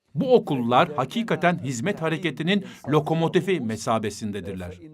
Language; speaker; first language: Turkish; non-native, fluent; Arabic